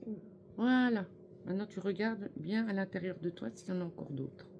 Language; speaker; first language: French; native; French